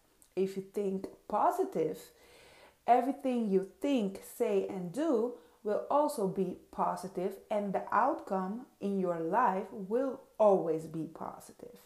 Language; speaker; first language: English; non-native, fluent; Dutch